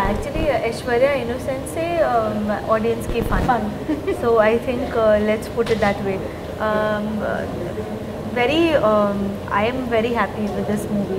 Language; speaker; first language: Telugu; non-native, learner; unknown